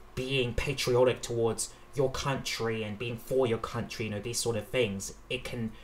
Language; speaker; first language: English; native; English